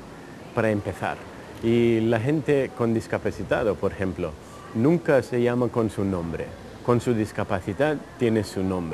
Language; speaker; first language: Spanish; early bilingual, heritage; Spanish